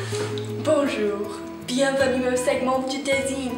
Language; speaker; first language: French; non-native, learner; English